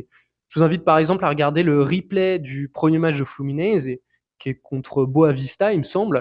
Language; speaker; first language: French; native; French